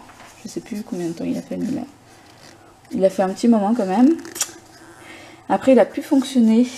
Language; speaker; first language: French; native; French